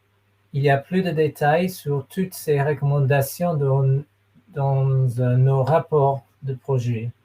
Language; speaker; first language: French; non-native, fluent; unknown